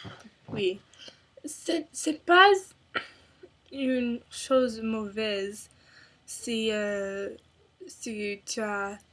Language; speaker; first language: French; non-native, learner; English